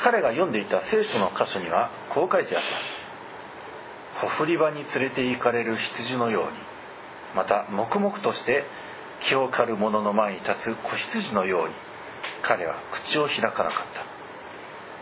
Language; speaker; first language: Japanese; native; Japanese